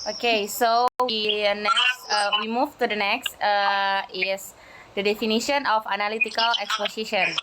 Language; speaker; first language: English; non-native, learner; Indonesian